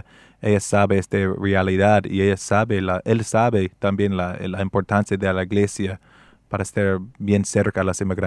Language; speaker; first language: Spanish; non-native, fluent; English